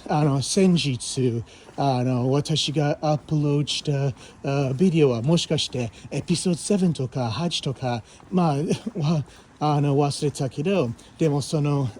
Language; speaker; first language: Japanese; non-native, fluent; English